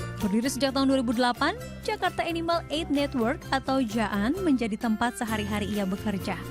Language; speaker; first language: Indonesian; native; Indonesian